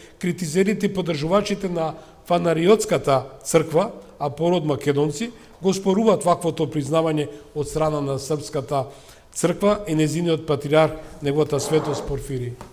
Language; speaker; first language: Macedonian; non-native, local second language; Serbian